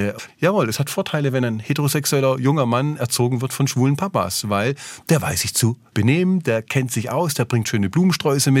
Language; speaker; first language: German; native; German